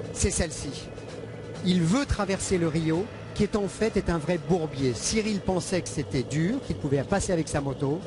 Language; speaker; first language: French; native; French